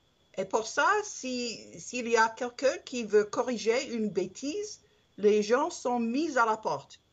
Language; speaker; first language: French; non-native, learner; English